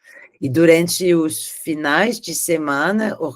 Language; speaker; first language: Portuguese; non-native, fluent; French